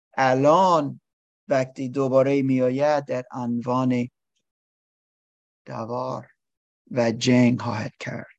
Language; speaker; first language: Persian; non-native, learner; English